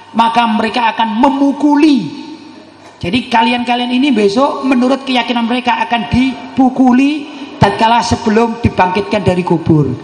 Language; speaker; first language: Indonesian; native; Indonesian